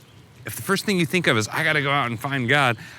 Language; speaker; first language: English; native; English